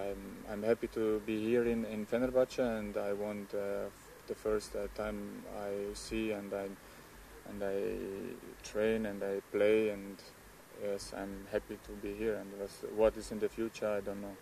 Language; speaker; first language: English; non-native, learner; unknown